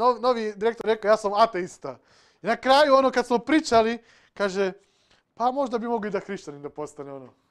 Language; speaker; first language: Serbian; non-native, local second language; Slovak